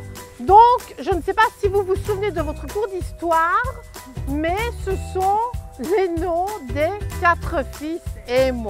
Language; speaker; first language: French; native; French